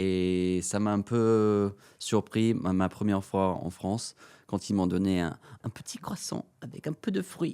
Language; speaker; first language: French; non-native, fluent; English